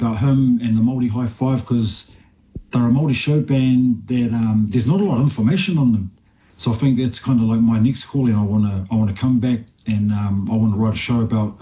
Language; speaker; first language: English; native; English